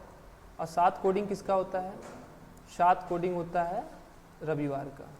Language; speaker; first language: Hindi; native; Hindi